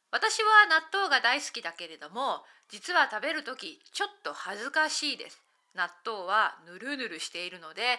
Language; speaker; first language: Japanese; native; Japanese